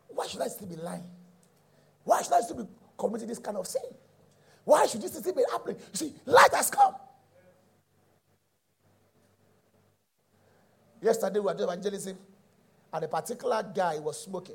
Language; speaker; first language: English; non-native, local second language; Yoruba